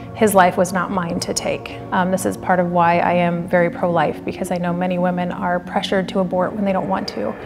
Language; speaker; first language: English; native; English